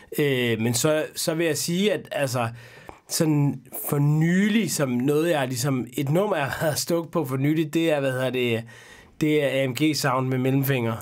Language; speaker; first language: Danish; early bilingual, other home language; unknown